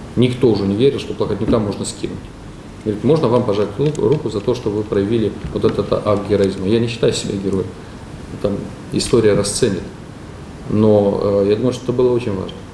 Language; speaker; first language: Russian; non-native, local second language; Romanian